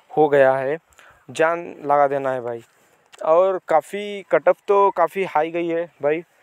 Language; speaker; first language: Hindi; non-native, local second language; Marathi